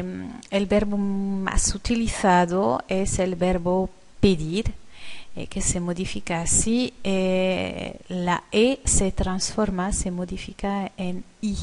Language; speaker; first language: Spanish; non-native, fluent; French